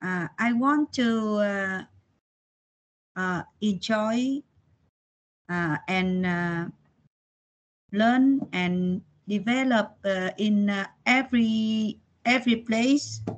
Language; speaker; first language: English; non-native, learner; Vietnamese